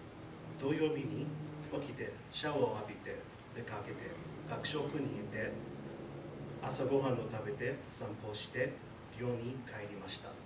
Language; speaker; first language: Japanese; non-native, learner; English